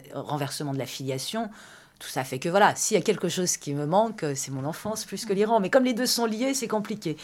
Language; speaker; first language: French; early bilingual, other home language; Persian